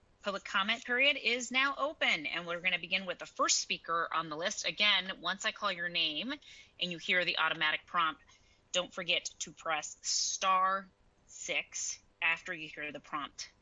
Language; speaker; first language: English; early bilingual, other home language; Spanish